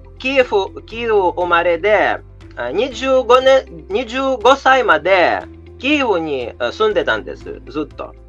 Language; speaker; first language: Japanese; non-native, fluent; Russian